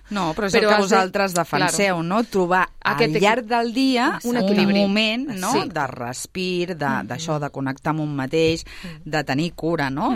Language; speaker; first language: Catalan; native; Catalan